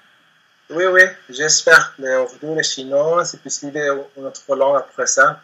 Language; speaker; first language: French; non-native, learner; Spanish